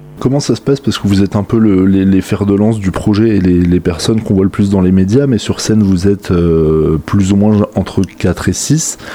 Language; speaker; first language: French; native; French